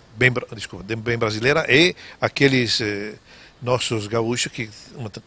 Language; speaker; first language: Portuguese; non-native, fluent; Italian